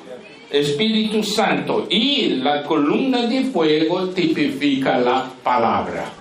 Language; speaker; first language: Spanish; non-native, fluent; Portuguese